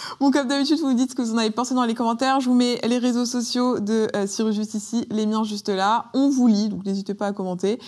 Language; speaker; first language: French; native; French